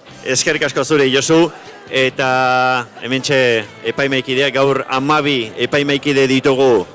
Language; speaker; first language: Basque; native; Basque